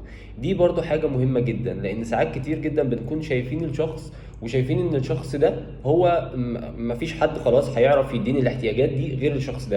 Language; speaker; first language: Arabic; native; Arabic